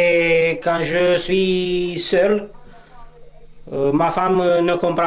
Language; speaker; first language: French; non-native, learner; Romanian